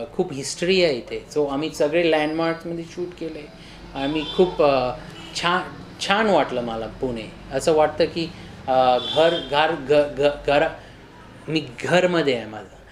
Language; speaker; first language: Marathi; early bilingual, heritage; Marathi